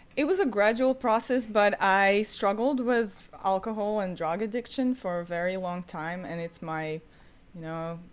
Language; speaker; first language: English; non-native, fluent; Ukrainian